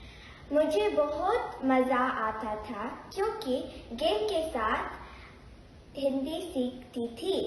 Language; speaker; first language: Hindi; early bilingual, heritage; Hindi